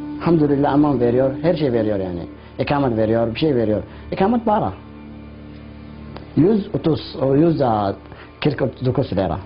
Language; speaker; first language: Turkish; non-native, learner; Somali